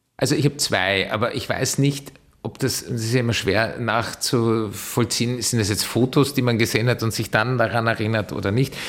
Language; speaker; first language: German; early bilingual, other home language; Turkish